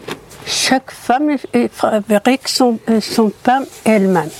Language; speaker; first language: French; non-native, local second language; Berber languages